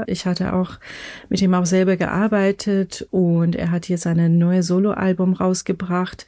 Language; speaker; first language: German; non-native, fluent; Persian